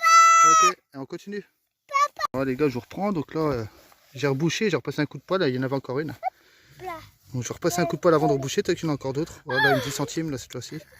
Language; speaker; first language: French; native; French